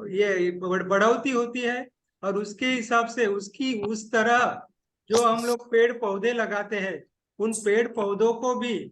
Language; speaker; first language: Hindi; non-native, local second language; Marathi